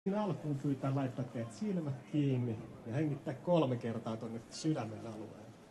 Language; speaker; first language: Finnish; native; Finnish